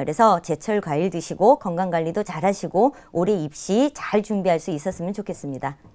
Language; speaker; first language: Korean; native; Korean